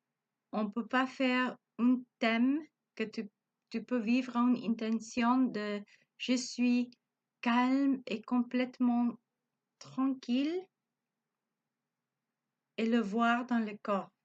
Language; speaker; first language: French; non-native, learner; Spanish